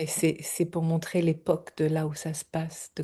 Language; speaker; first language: French; native; French